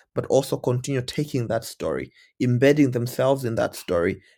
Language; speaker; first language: English; non-native, local second language; Bemba